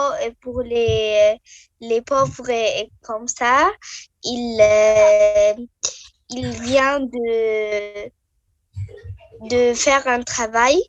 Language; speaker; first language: French; non-native, learner; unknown